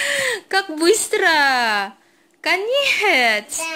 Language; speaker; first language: Russian; non-native, learner; Filipino